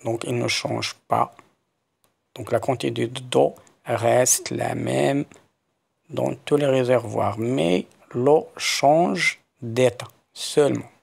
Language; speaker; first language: French; non-native, local second language; Arabic